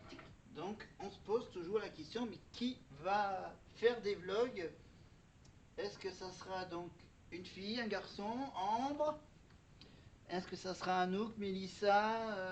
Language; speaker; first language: French; native; French